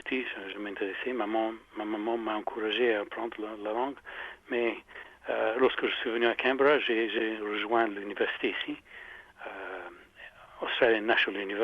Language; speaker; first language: French; non-native, fluent; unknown